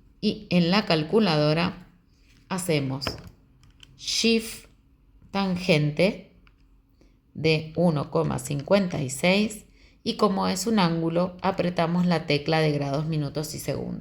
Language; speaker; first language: Spanish; native; Spanish